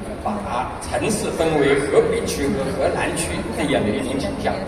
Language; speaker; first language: Chinese; native; Chinese